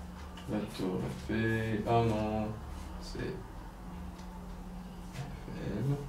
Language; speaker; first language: French; non-native, fluent; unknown